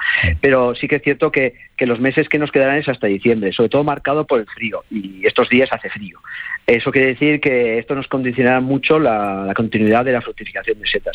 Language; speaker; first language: Spanish; native; Spanish